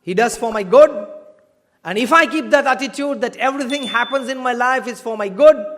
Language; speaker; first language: English; non-native, local second language; Gujarati